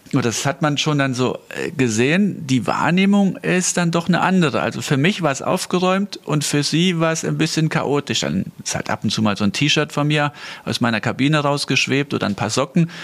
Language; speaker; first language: German; native; German